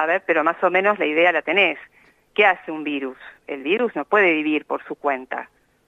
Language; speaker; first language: Spanish; native; Spanish